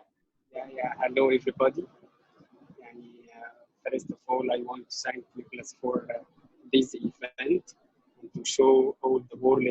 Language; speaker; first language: English; non-native, learner; Arabic